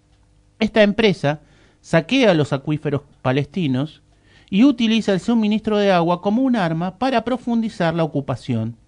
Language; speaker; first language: Spanish; native; Spanish